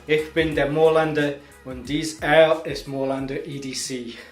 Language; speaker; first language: German; non-native, learner; English